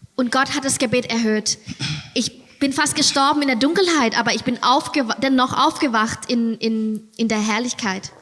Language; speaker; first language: German; non-native, fluent; Thai